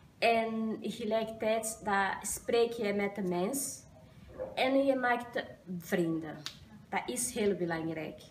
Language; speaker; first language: Dutch; non-native, learner; Portuguese